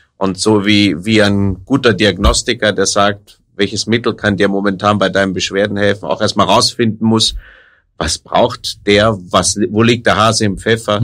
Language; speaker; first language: German; native; German